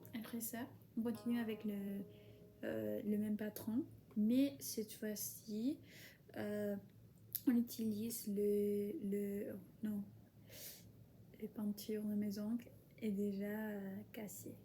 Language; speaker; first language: French; non-native, fluent; Spanish